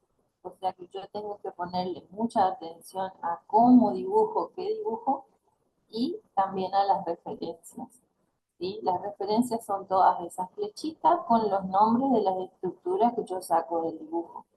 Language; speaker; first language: Spanish; native; Spanish